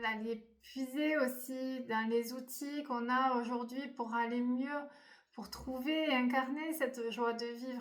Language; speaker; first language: French; native; French